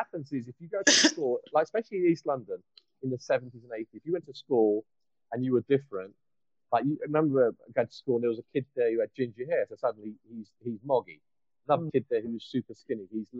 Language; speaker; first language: English; native; English